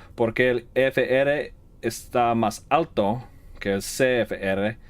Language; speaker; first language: Spanish; non-native, learner; English